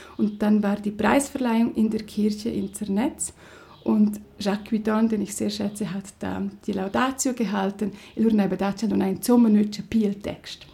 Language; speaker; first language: German; non-native, local second language; Romansh